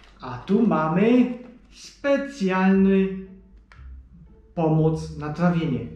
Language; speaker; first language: Polish; native; Polish